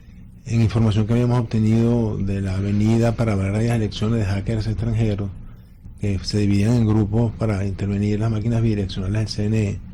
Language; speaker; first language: Spanish; native; Spanish